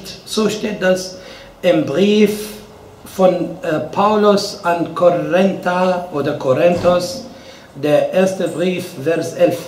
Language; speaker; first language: German; non-native, fluent; Arabic